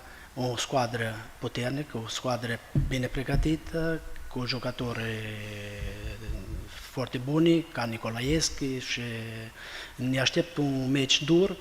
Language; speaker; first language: Romanian; non-native, fluent; Albanian